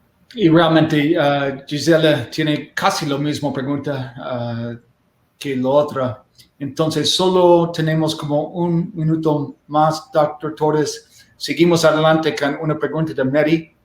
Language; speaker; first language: Spanish; non-native, learner; English